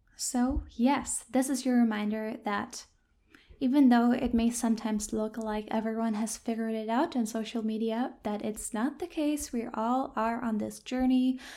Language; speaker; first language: English; non-native, fluent; German